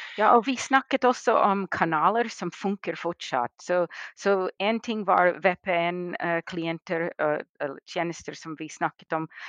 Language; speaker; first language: Norwegian; non-native, fluent; English